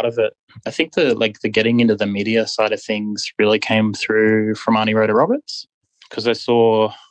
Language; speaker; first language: English; native; English